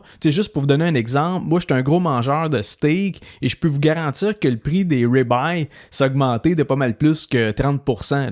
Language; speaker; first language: French; native; French